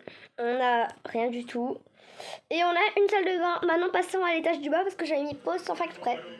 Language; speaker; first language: French; native; French